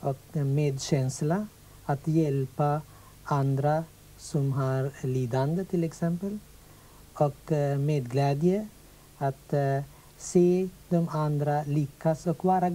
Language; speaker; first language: Swedish; non-native, fluent; Sinhala